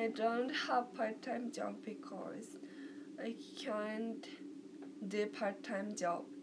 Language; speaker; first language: English; non-native, learner; Japanese